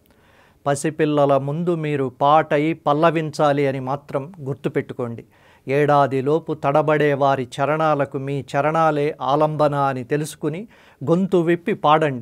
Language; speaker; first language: Telugu; native; Telugu